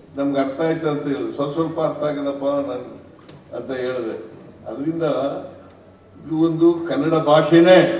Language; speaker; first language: Kannada; native; Kannada